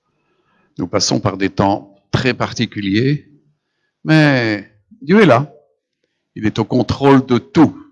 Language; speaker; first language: French; native; French